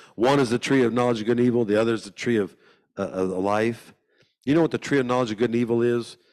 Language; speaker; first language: English; native; English